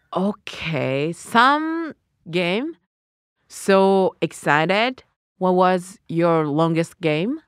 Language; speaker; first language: English; non-native, learner; Japanese